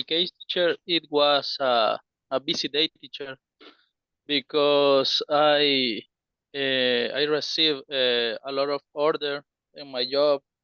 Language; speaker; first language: English; non-native, learner; Spanish